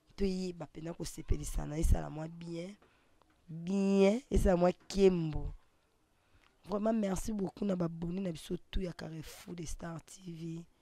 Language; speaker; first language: Lingala; non-native, local second language; Swahili